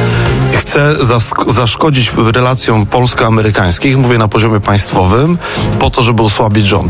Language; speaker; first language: Polish; native; Polish